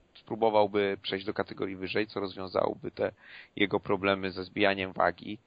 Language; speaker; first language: Polish; native; Polish